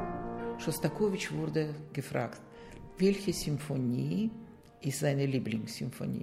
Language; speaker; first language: German; non-native, fluent; Russian